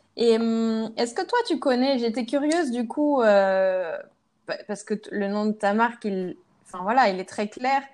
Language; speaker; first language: French; native; French